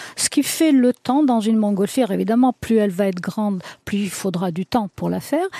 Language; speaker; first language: French; early bilingual, other home language; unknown